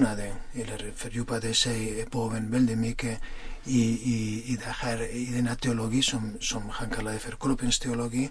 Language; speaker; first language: Swedish; non-native, fluent; Spanish